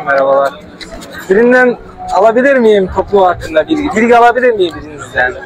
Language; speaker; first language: Turkish; non-native, fluent; Kyrgyz